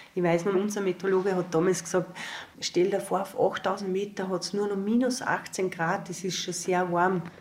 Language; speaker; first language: German; native; German